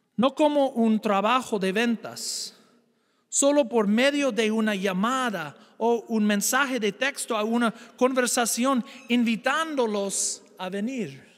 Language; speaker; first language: Spanish; non-native, fluent; English